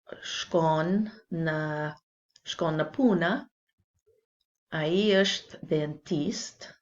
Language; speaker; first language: Albanian; non-native, learner; English